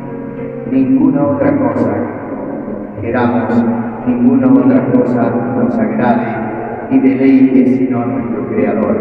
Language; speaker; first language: Spanish; native; Spanish